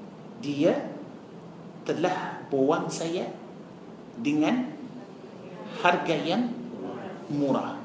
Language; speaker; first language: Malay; non-native, fluent; Arabic